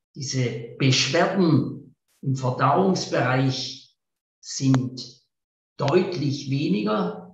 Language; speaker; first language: German; native; German